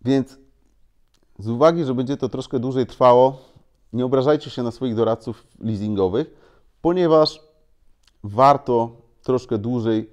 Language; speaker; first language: Polish; native; Polish